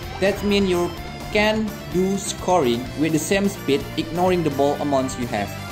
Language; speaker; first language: English; non-native, learner; Indonesian